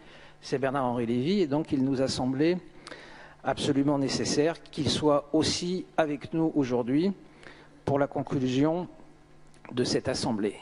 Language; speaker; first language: French; native; French